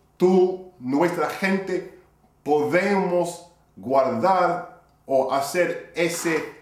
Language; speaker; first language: Spanish; non-native, fluent; English